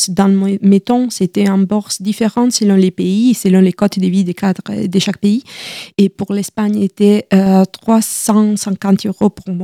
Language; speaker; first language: French; non-native, learner; Italian